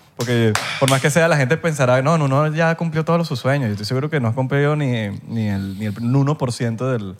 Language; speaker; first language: Spanish; native; Spanish